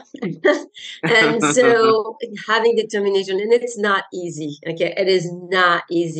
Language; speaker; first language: English; non-native, fluent; French